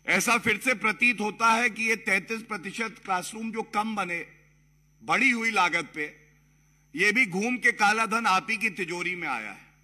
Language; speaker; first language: Hindi; native; Hindi